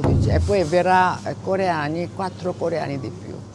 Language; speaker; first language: Italian; non-native, fluent; Korean